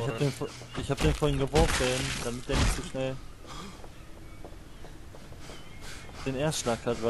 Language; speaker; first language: German; native; German